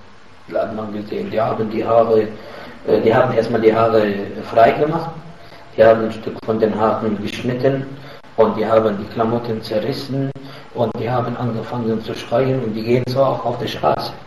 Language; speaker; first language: German; non-native, fluent; Arabic